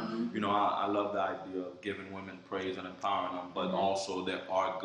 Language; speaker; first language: English; early bilingual, other home language; Haitian Creole